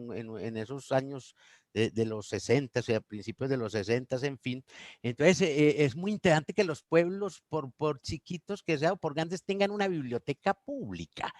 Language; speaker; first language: Spanish; native; Spanish